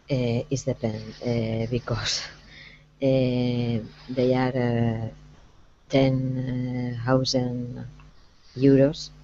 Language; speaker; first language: English; non-native, learner; Spanish